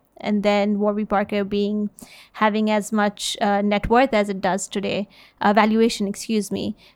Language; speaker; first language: English; native; English